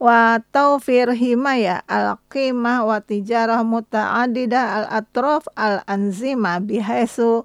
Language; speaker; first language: Arabic; non-native, learner; Indonesian